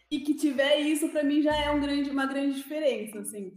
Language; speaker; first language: Portuguese; native; Portuguese